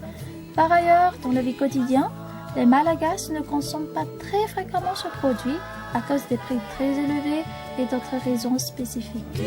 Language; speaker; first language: French; non-native, local second language; Malagasy